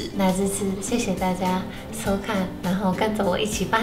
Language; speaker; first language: Chinese; non-native, fluent; Japanese